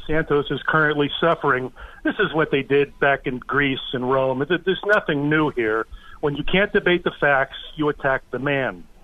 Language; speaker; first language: English; native; English